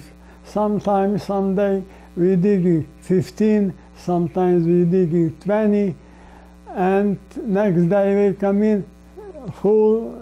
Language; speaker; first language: English; non-native, learner; Polish